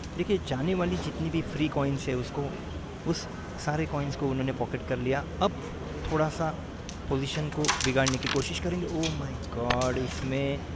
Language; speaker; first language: Hindi; non-native, local second language; Marathi